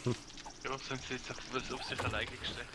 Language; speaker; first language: German; native; German